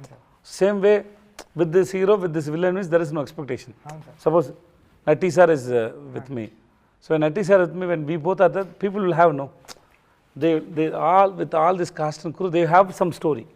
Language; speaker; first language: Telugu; non-native, learner; Tamil